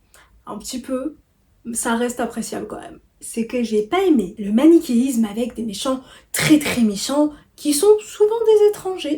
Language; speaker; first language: French; native; French